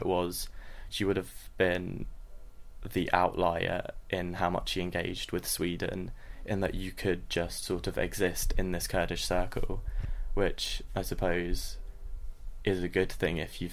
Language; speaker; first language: English; native; English